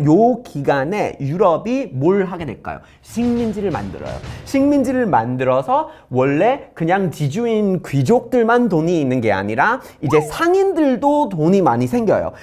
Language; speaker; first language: Korean; non-native, fluent; English